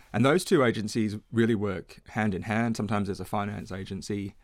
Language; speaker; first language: English; native; English